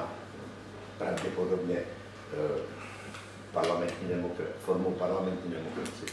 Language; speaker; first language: Czech; native; Czech